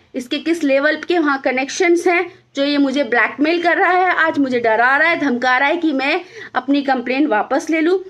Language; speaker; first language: Hindi; native; Hindi